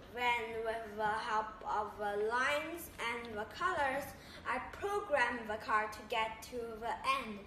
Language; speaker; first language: English; non-native, learner; Chinese